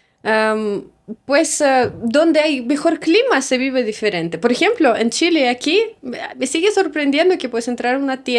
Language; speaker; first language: Spanish; non-native, fluent; Russian